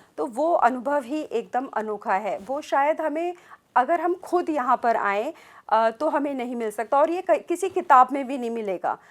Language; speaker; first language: Hindi; native; Hindi